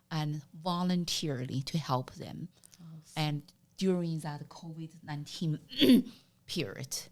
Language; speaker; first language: English; non-native, learner; Chinese